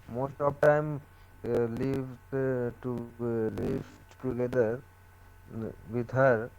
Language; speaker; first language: English; non-native, learner; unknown